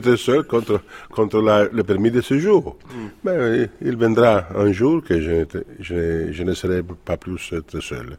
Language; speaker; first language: French; non-native, fluent; Italian